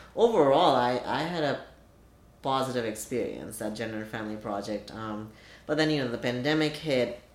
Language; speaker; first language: English; non-native, local second language; Bangla